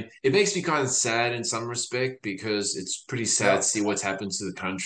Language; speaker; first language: English; native; English